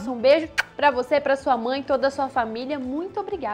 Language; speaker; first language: Portuguese; native; Portuguese